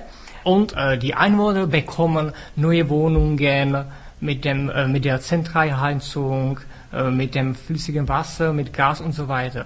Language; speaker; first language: German; non-native, fluent; Czech